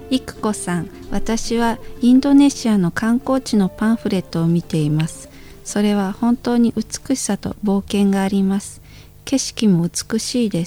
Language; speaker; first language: Japanese; non-native, fluent; Indonesian